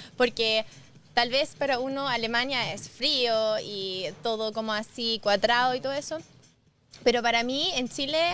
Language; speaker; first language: Spanish; non-native, fluent; German